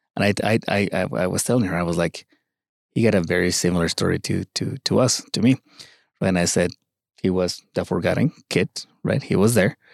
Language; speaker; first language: English; early bilingual, other home language; Spanish